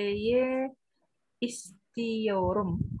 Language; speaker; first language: Turkish; non-native, learner; Indonesian